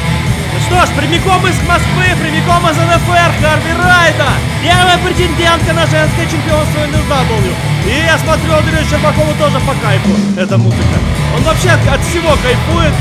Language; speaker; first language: Russian; native; Russian